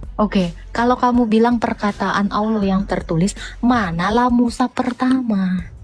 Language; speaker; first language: Indonesian; native; Indonesian